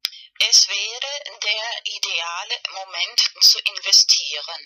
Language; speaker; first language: German; non-native, learner; Spanish